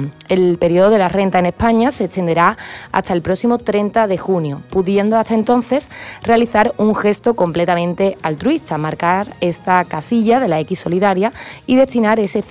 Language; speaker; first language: Spanish; native; Spanish